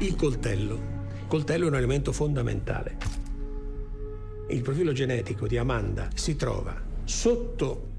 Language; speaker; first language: Italian; native; Italian